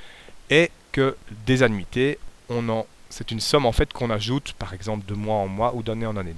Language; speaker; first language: French; native; French